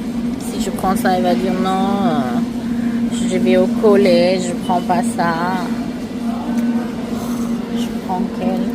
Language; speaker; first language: French; non-native, learner; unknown